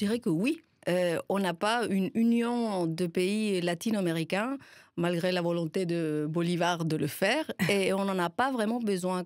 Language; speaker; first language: French; non-native, fluent; Spanish